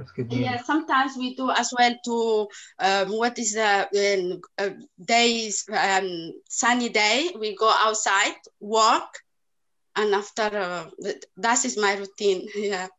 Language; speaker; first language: English; non-native, learner; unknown